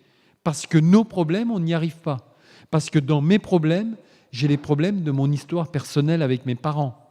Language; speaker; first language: French; native; French